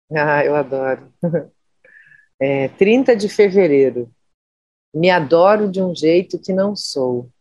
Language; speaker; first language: Portuguese; native; Portuguese